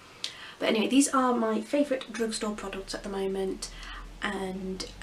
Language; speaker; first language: English; native; English